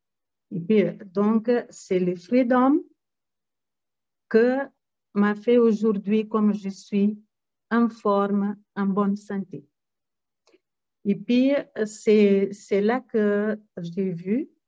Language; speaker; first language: French; non-native, fluent; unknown